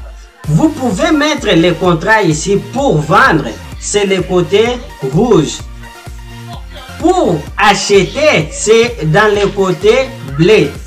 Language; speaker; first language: French; non-native, fluent; Portuguese